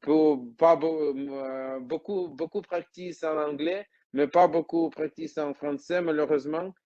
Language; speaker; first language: French; non-native, learner; Ukrainian